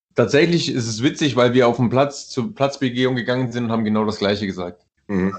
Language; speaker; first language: German; early bilingual, other home language; Italian